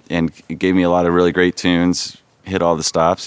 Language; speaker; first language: English; native; English